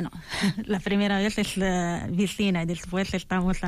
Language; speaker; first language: Spanish; non-native, learner; Arabic